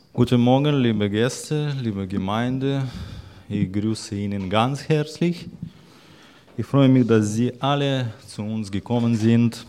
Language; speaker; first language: German; non-native, learner; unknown